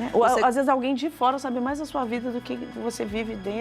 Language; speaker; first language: Portuguese; native; Portuguese